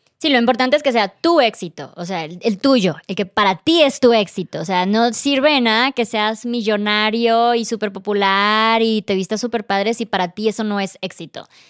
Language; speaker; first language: Spanish; native; Spanish